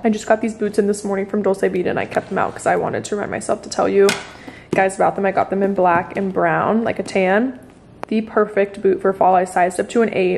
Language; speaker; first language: English; native; English